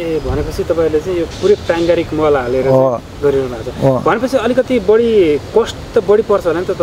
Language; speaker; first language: Nepali; native; Nepali